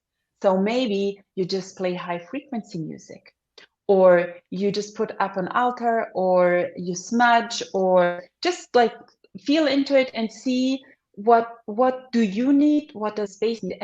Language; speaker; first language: English; non-native, fluent; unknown